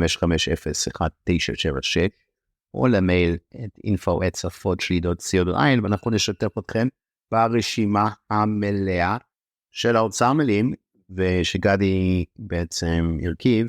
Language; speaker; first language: Hebrew; native; Hebrew